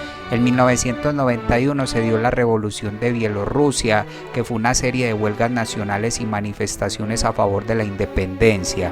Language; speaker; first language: Spanish; native; Spanish